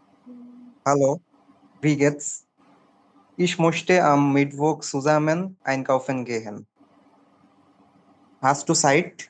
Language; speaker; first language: German; non-native, learner; Bangla